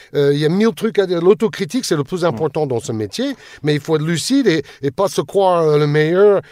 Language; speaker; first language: French; non-native, fluent; English